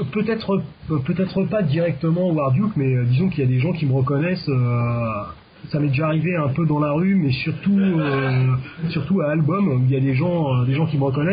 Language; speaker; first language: French; native; French